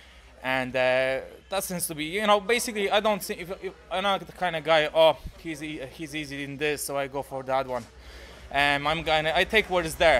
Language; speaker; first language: English; non-native, fluent; Polish